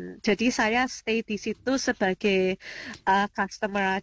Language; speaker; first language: Indonesian; early bilingual, heritage; Indonesian